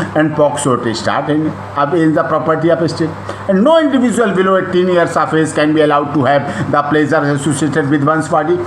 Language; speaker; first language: English; non-native, local second language; Hindi